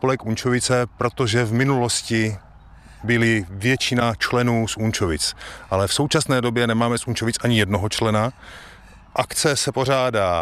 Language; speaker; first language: Czech; native; Czech